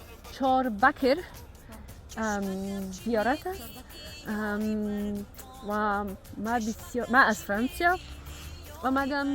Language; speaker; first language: Persian; non-native, learner; French